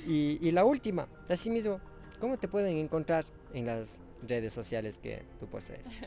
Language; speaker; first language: Spanish; native; Spanish